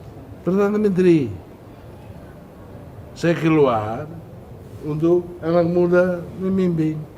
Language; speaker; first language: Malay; non-native, fluent; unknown